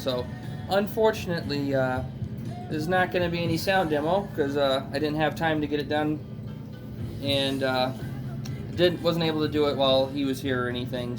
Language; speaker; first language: English; native; English